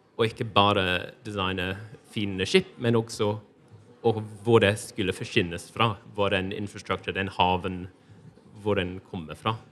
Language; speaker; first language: Norwegian; non-native, fluent; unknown